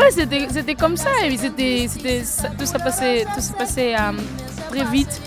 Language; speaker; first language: French; non-native, fluent; Kabuverdianu